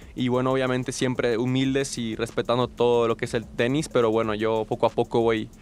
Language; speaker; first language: Spanish; native; Spanish